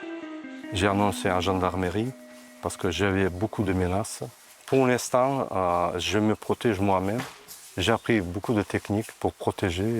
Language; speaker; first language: French; non-native, fluent; Turkmen